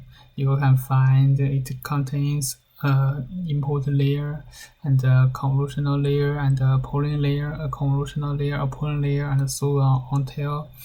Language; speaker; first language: English; non-native, learner; Chinese